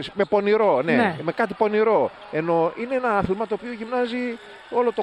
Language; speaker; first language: Greek; native; Greek